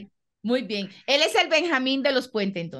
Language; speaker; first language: Spanish; native; Spanish